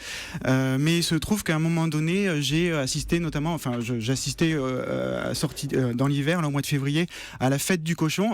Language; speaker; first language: French; native; French